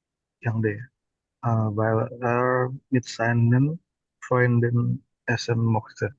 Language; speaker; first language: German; non-native, learner; Indonesian